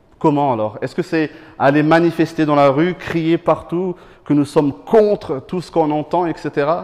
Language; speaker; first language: French; non-native, local second language; Malagasy